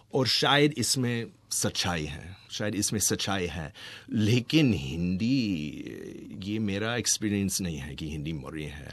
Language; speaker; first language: Hindi; non-native, fluent; English